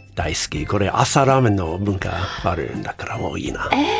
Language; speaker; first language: Japanese; non-native, learner; English